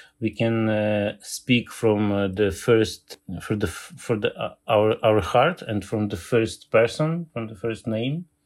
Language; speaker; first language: English; non-native, learner; Ukrainian